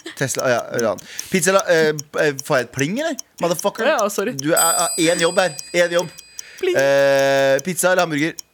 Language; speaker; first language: Norwegian; early bilingual, other home language; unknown